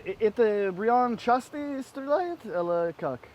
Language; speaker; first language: Russian; non-native, learner; English